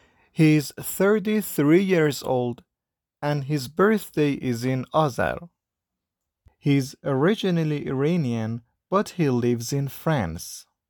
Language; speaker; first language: English; non-native, fluent; Persian